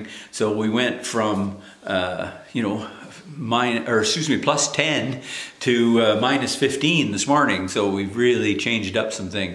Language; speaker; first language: English; native; English